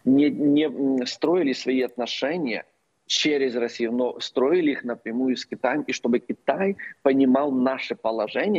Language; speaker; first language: Russian; non-native, local second language; Ukrainian